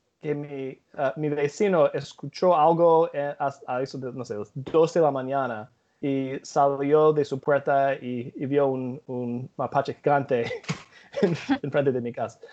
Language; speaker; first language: Spanish; non-native, learner; English